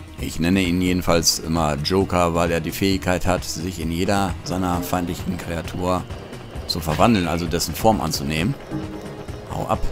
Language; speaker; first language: German; native; German